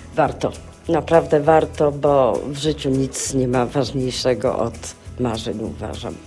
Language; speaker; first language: Polish; native; Polish